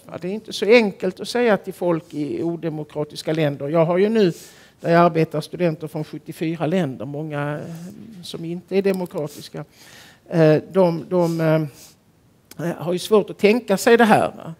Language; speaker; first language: Swedish; native; Swedish